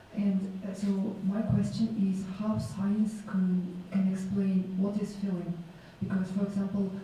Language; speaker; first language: English; non-native, fluent; Mongolian